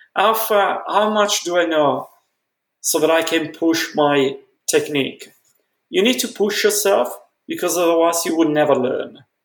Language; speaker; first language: English; non-native, fluent; Italian